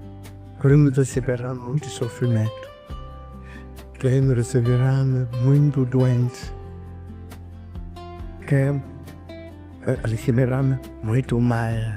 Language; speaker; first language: Portuguese; non-native, learner; Lingala